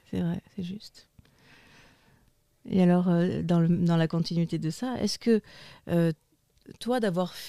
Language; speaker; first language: French; native; French